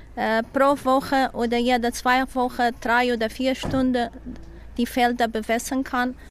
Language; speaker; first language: German; non-native, learner; Portuguese